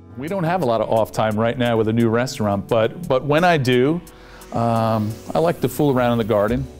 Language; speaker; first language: English; native; English